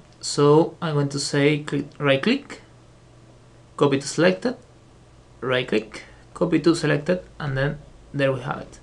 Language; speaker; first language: English; non-native, fluent; Spanish